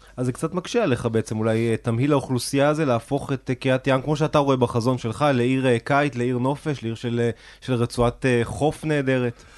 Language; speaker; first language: Hebrew; native; Hebrew